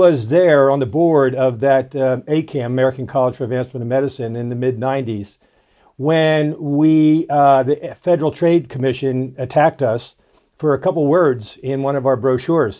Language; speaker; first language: English; native; English